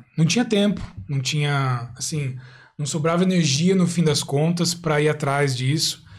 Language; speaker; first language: Portuguese; native; Portuguese